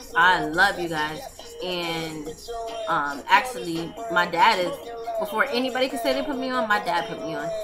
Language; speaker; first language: English; native; English